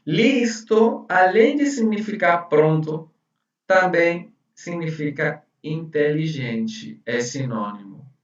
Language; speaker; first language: Portuguese; non-native, fluent; Spanish